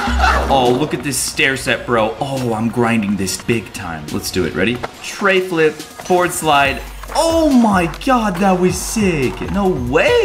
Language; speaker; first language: English; native; English